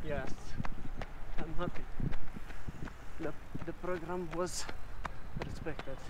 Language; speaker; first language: English; non-native, learner; Italian